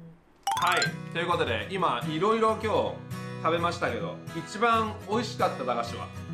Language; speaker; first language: Japanese; native; Japanese